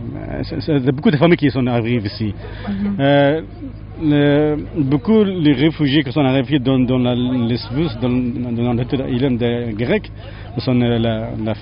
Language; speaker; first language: French; non-native, learner; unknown